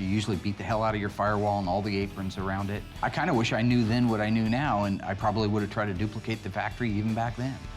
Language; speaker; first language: English; native; English